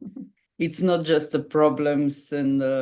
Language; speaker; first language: English; non-native, fluent; Macedonian